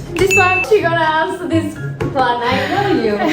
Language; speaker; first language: English; non-native, fluent; Vietnamese